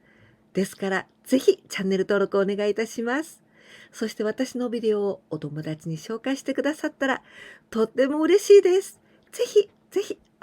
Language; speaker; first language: Japanese; non-native, fluent; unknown